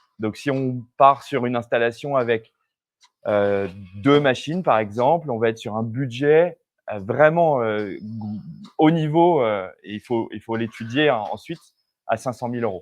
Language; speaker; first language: French; native; French